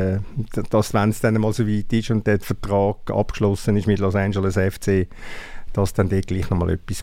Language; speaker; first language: German; native; German